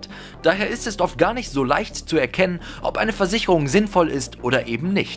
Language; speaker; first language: German; native; German